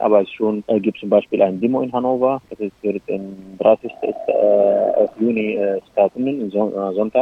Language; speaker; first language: German; non-native, local second language; Arabic